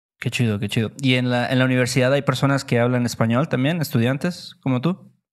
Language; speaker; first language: Spanish; native; Spanish